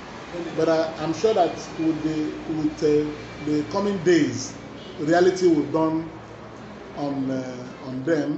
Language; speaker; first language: English; non-native, local second language; Igbo